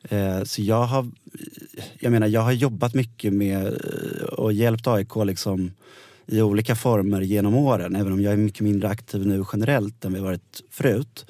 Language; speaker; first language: Swedish; native; Swedish